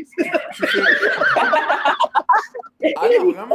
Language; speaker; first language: French; native; French